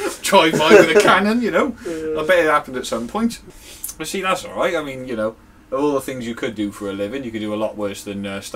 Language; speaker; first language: English; native; English